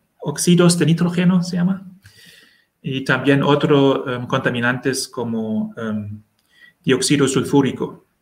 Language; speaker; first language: Spanish; non-native, learner; German